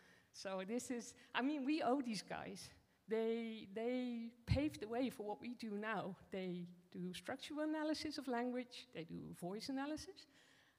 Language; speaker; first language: English; non-native, fluent; Dutch